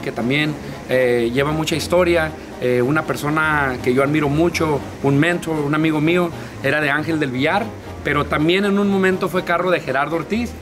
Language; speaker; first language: Spanish; early bilingual, heritage; Spanish